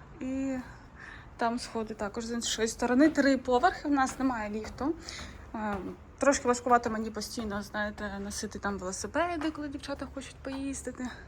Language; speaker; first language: Ukrainian; native; Ukrainian